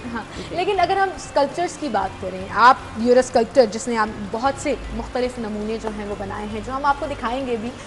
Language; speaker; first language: Urdu; native; Urdu